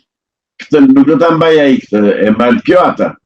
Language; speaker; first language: Albanian; native; Albanian